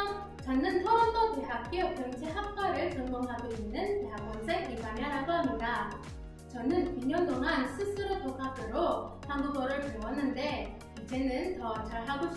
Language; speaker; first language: Korean; non-native, learner; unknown